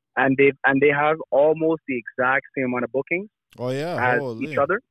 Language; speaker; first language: English; native; English